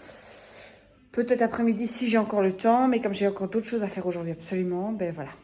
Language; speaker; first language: French; native; French